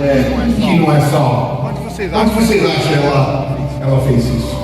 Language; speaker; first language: Portuguese; non-native, fluent; English